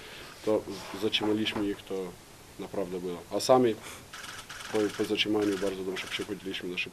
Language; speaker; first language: Polish; non-native, fluent; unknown